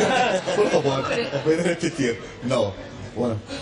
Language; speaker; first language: Spanish; non-native, fluent; Arabic